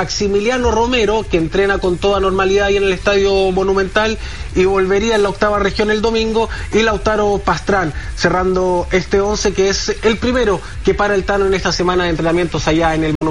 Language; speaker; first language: Spanish; native; Spanish